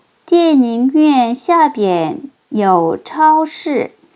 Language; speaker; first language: Chinese; non-native, fluent; Korean